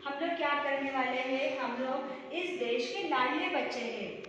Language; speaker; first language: Hindi; non-native, local second language; Marathi